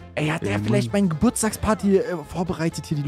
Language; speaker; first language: German; native; German